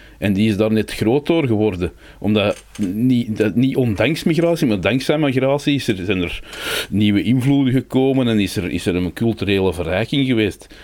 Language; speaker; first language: Dutch; native; Dutch